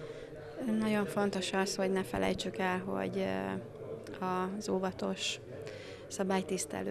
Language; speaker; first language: Hungarian; native; Hungarian